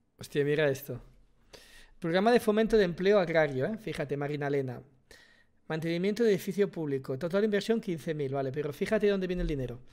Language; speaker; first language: Spanish; native; Spanish